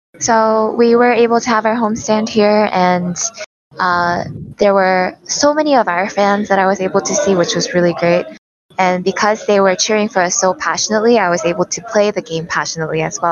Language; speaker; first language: English; non-native, fluent; Korean